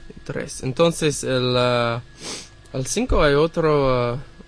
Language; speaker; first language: Spanish; non-native, learner; English